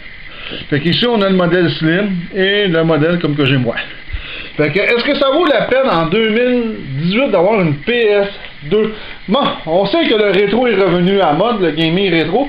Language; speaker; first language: French; native; French